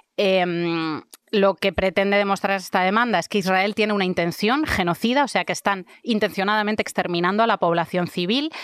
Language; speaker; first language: Spanish; native; Spanish